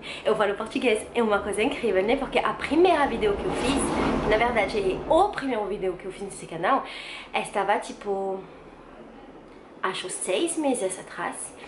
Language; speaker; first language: Portuguese; non-native, learner; French